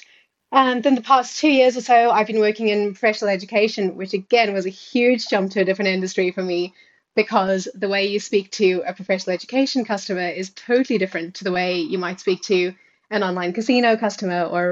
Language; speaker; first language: English; native; English